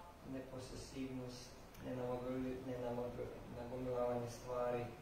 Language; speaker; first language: Croatian; native; Croatian